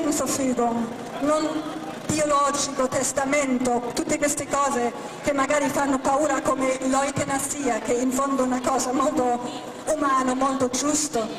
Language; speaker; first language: Italian; non-native, fluent; German